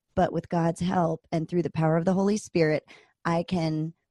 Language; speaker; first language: English; native; English